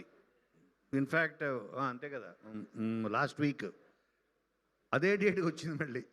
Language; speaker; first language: Telugu; native; Telugu